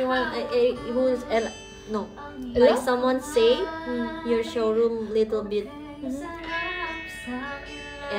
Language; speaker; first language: English; non-native, learner; Indonesian